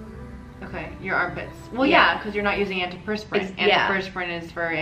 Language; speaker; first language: English; native; English